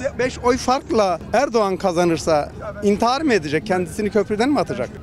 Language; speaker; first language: Turkish; native; Turkish